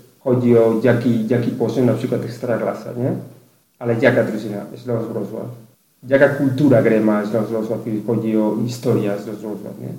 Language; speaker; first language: Polish; non-native, learner; Spanish